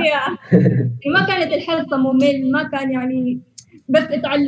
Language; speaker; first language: Arabic; early bilingual, other home language; Indonesian